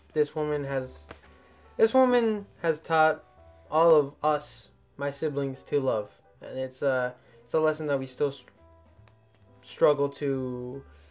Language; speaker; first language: English; early bilingual, other home language; Spanish